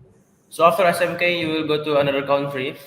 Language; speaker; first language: English; non-native, learner; Indonesian